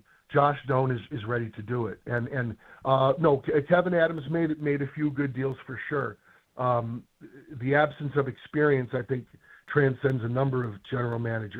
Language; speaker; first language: English; native; English